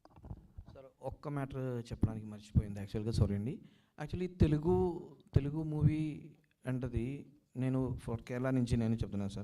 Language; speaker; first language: Telugu; non-native, local second language; Malayalam